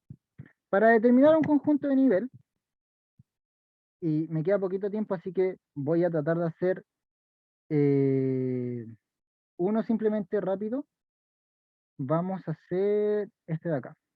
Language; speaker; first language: Spanish; native; Spanish